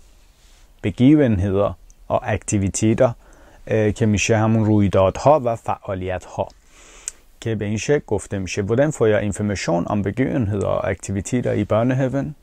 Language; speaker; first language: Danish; non-native, fluent; Persian